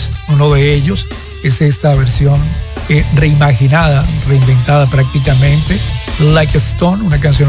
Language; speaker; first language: Spanish; native; Spanish